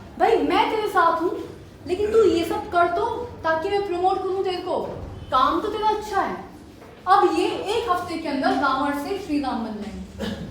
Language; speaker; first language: Hindi; native; Hindi